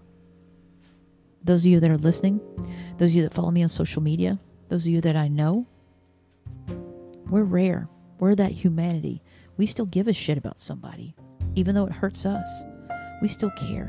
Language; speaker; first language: English; native; English